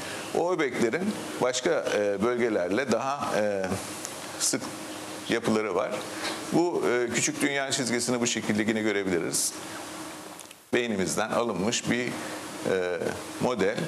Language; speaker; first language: Turkish; native; Turkish